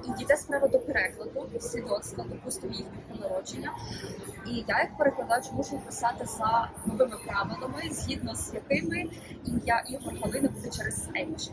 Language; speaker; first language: Ukrainian; native; Ukrainian